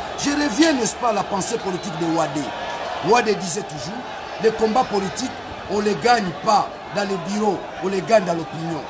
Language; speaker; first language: French; non-native, local second language; Lingala